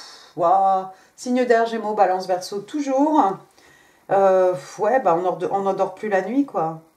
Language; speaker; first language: French; native; French